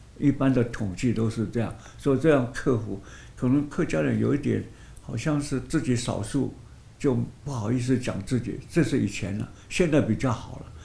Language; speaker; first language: Chinese; non-native, local second language; Hakka Chinese